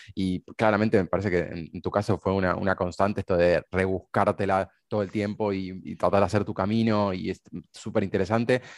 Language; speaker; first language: Spanish; native; Spanish